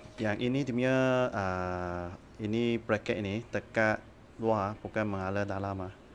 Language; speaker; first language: Malay; non-native, local second language; Chinese